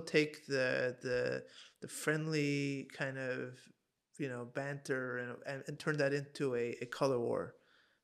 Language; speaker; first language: English; native; English